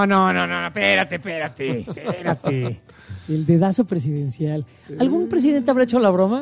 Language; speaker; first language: Spanish; native; Spanish